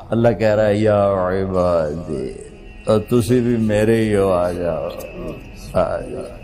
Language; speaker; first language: Urdu; non-native, local second language; Punjabi